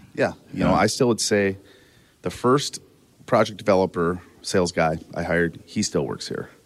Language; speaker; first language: English; native; English